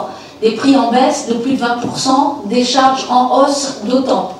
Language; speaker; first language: French; native; French